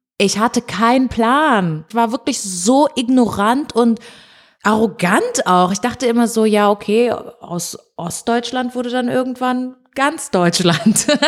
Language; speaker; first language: German; early bilingual, other home language; Portuguese